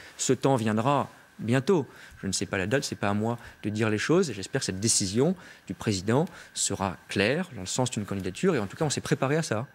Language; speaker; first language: French; native; French